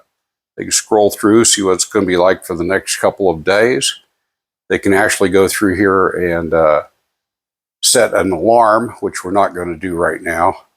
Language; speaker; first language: English; native; English